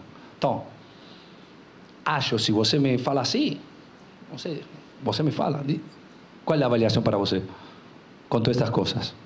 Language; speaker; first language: Portuguese; non-native, local second language; Spanish